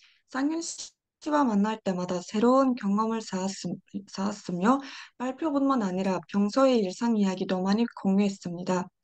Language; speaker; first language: Korean; non-native, fluent; Turkish